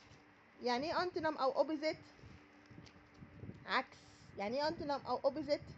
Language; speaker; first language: Arabic; native; Arabic